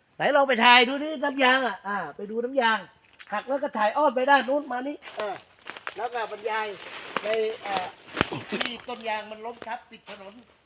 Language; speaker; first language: Thai; native; Thai